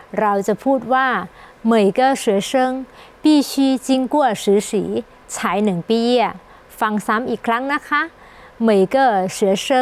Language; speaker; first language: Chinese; non-native, fluent; Thai